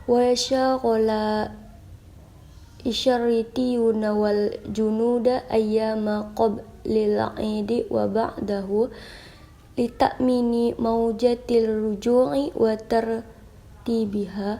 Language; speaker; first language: Arabic; non-native, learner; Indonesian